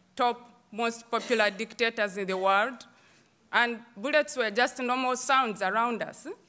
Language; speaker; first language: English; non-native, local second language; Kinyarwanda